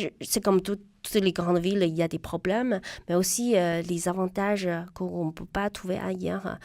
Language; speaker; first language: French; non-native, fluent; Chinese